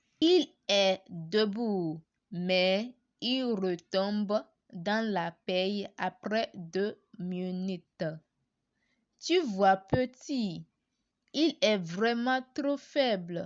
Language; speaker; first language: French; non-native, learner; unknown